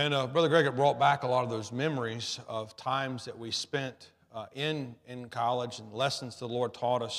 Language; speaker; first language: English; native; English